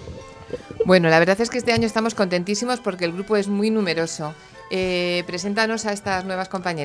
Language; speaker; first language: Spanish; native; Spanish